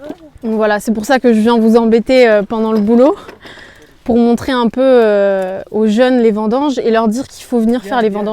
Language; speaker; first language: French; native; French